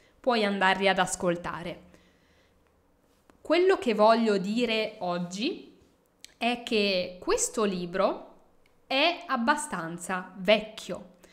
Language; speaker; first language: Italian; native; Italian